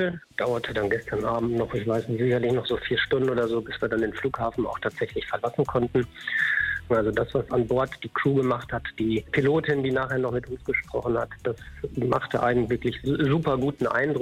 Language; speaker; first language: German; native; German